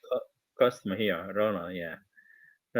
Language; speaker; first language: English; non-native, learner; Korean